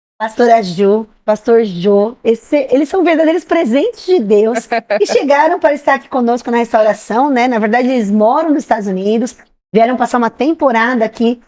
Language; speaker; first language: Portuguese; native; Portuguese